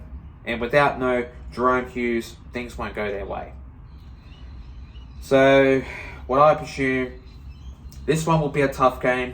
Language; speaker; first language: English; native; English